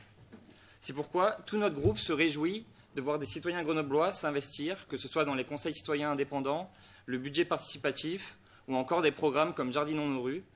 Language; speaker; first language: French; native; French